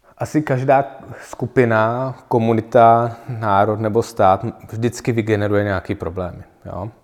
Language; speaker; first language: Czech; native; Czech